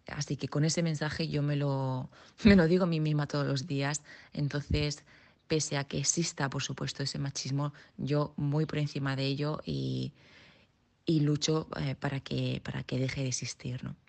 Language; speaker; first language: Spanish; native; Spanish